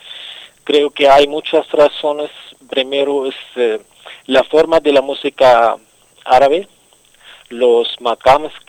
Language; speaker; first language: Spanish; non-native, local second language; Arabic